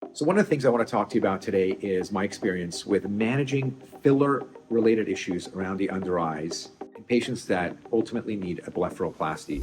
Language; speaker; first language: English; native; English